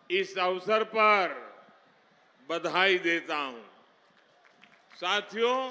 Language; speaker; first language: Hindi; non-native, local second language; Gujarati